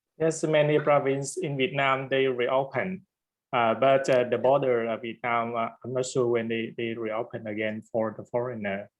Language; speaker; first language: English; non-native, fluent; Vietnamese